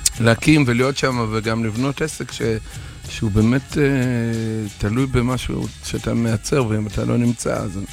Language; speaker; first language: Hebrew; non-native, fluent; Russian